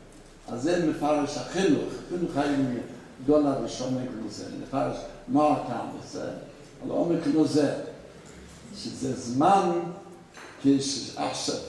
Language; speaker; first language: Hebrew; non-native, fluent; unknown